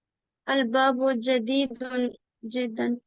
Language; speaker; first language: Arabic; non-native, learner; Urdu